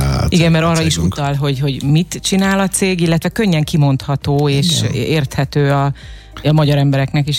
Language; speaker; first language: Hungarian; native; Hungarian